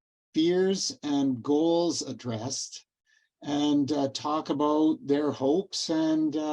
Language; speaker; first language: English; native; English